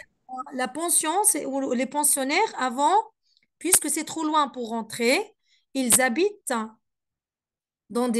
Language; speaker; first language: French; non-native, fluent; Arabic